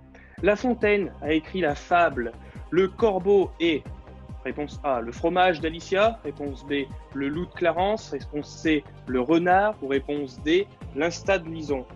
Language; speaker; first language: French; native; French